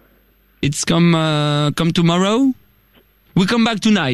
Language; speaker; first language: English; non-native, learner; French